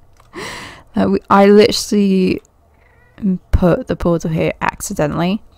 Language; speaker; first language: English; native; English